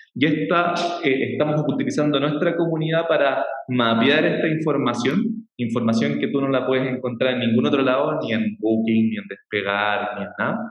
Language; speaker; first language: Spanish; native; Spanish